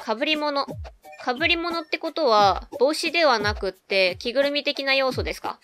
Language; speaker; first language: Japanese; native; Japanese